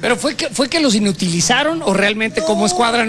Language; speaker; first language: Spanish; native; Spanish